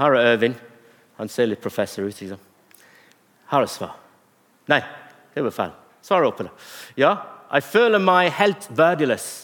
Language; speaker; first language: Norwegian; non-native, fluent; English